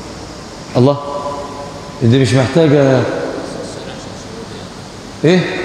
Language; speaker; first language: Arabic; native; Arabic